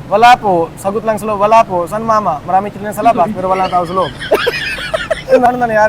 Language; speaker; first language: Filipino; non-native, learner; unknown